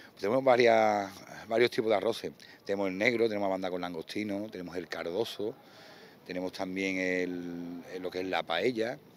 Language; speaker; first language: Spanish; native; Spanish